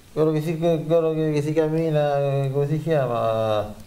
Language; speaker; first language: Italian; native; Italian